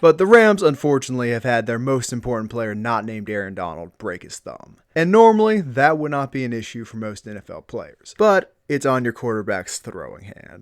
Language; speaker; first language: English; native; English